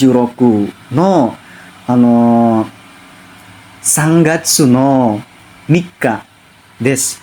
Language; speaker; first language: Japanese; non-native, learner; Indonesian